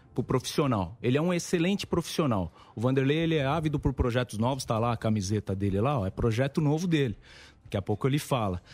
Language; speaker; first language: Portuguese; native; Portuguese